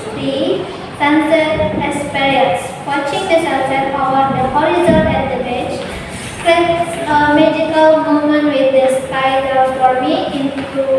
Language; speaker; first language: English; non-native, learner; Indonesian